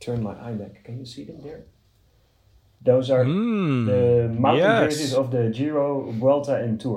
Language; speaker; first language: English; non-native, fluent; Dutch